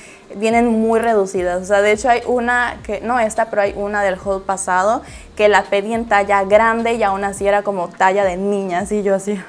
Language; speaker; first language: Spanish; native; Spanish